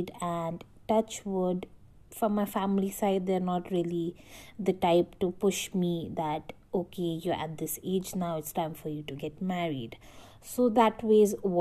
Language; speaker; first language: English; non-native, local second language; Hindi